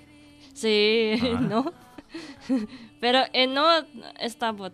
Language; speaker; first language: Catalan; non-native, learner; Indonesian